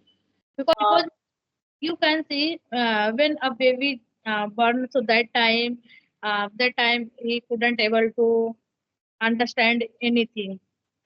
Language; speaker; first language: English; non-native, local second language; Hindi